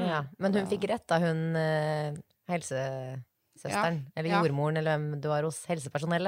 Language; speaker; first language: Norwegian; native; Norwegian